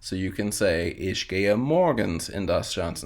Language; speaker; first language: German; non-native, fluent; English